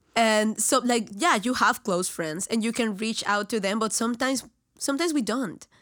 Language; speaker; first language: English; non-native, fluent; Spanish